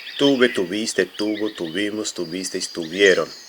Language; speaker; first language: Spanish; non-native, fluent; Portuguese